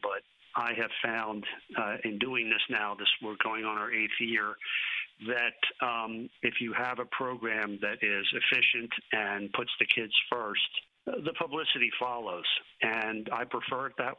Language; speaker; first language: English; native; English